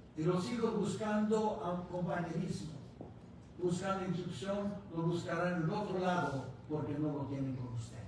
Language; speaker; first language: Spanish; early bilingual, heritage; Spanish